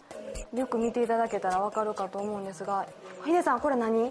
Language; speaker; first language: Japanese; native; Japanese